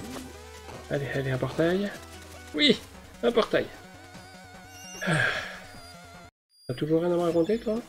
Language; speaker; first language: French; native; French